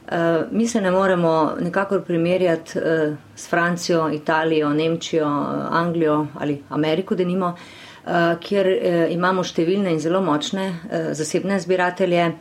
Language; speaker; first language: Slovenian; native; Slovenian